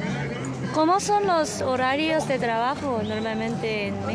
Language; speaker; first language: Spanish; non-native, fluent; Korean